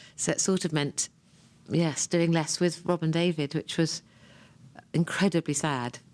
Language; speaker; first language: English; native; English